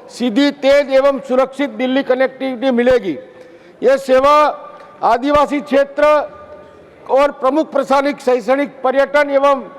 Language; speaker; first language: Hindi; non-native, local second language; Gujarati